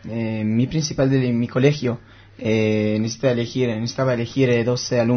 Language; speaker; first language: Spanish; non-native, learner; Hebrew